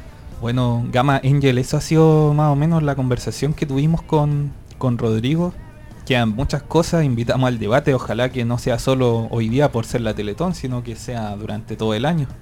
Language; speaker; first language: Spanish; native; Spanish